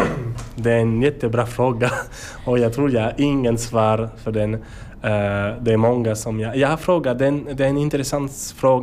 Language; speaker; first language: Swedish; non-native, learner; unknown